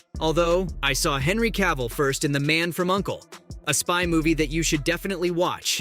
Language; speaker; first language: English; native; English